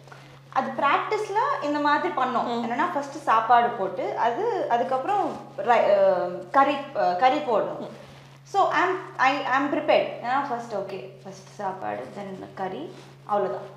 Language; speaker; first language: Tamil; non-native, learner; Telugu